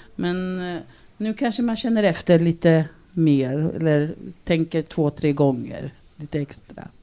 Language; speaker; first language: Swedish; early bilingual, other home language; Spanish